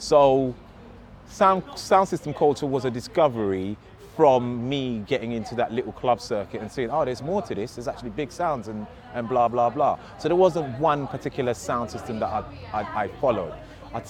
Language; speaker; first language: English; native; English